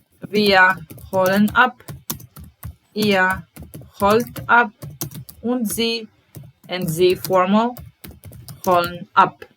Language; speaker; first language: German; non-native, fluent; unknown